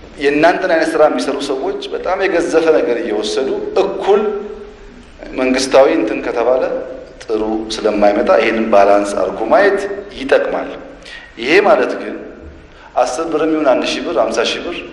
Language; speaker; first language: Amharic; non-native, local second language; Oromo